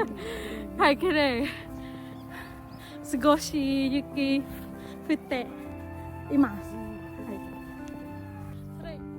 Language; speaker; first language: Japanese; non-native, learner; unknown